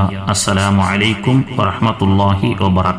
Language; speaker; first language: Arabic; non-native, fluent; Tamil